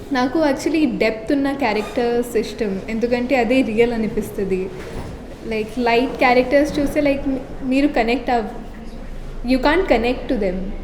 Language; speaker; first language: Telugu; non-native, local second language; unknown